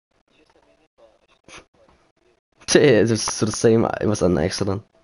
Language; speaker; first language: English; non-native, fluent; Danish